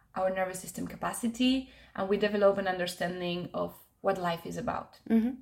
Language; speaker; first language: English; non-native, fluent; Spanish